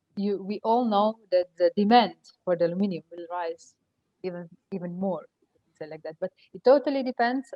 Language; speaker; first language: English; non-native, fluent; Slovenian